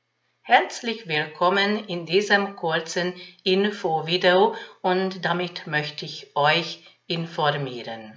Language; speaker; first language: German; non-native, fluent; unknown